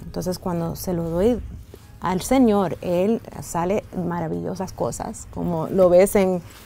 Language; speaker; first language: Spanish; early bilingual, other home language; English